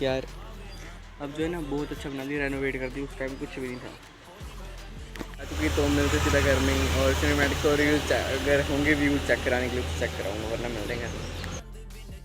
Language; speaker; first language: Hindi; native; Hindi